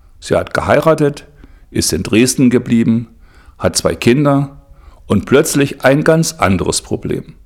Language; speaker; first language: German; native; German